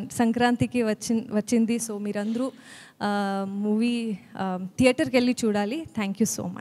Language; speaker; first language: Telugu; non-native, learner; Kannada